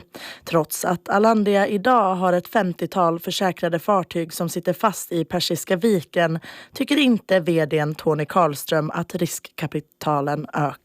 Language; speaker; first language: Swedish; native; Swedish